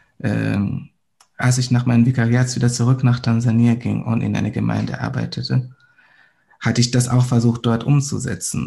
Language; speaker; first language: German; non-native, fluent; Swahili